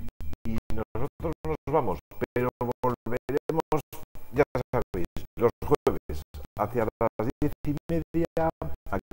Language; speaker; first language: Spanish; native; Spanish